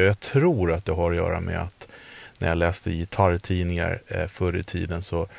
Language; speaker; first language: Swedish; native; Swedish